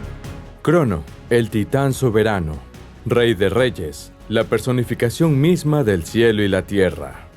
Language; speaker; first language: Spanish; native; Spanish